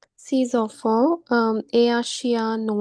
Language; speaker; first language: French; non-native, learner; Hindi